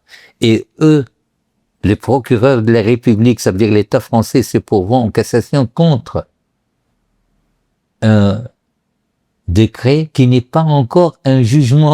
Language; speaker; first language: French; non-native, local second language; Arabic